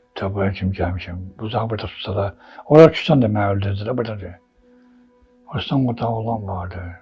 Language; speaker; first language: Azerbaijani; non-native, local second language; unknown